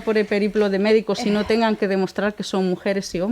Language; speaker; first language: Spanish; native; Spanish